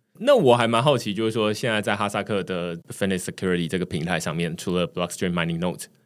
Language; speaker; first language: Chinese; native; Chinese